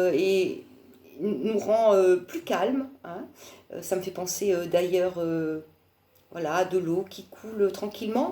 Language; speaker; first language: French; native; French